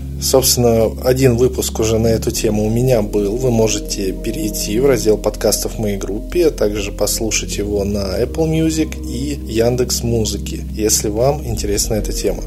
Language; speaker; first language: Russian; native; Russian